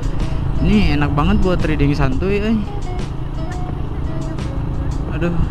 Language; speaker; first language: Indonesian; non-native, local second language; Sundanese